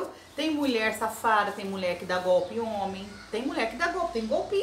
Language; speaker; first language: Portuguese; native; Portuguese